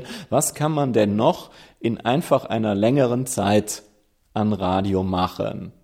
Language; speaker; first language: German; native; German